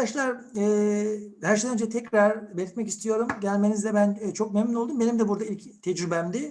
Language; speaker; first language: Turkish; native; Turkish